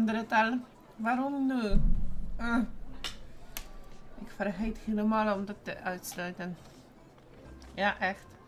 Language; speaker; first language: Dutch; non-native, learner; Polish